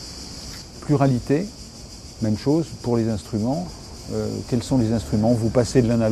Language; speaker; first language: French; native; French